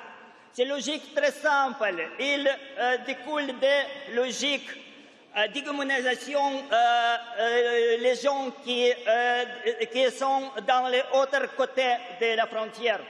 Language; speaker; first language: French; non-native, fluent; Russian